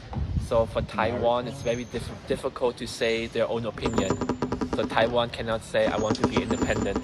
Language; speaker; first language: English; non-native, fluent; German